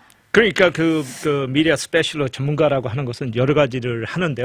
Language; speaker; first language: Korean; native; Korean